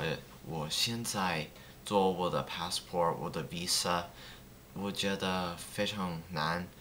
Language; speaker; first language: Chinese; non-native, learner; English